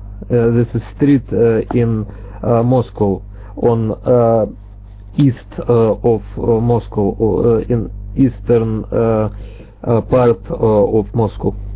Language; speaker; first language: English; non-native, learner; Russian